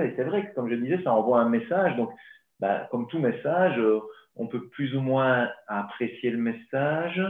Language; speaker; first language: French; native; French